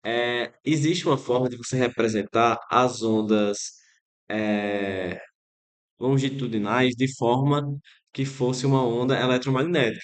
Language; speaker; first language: Portuguese; native; Portuguese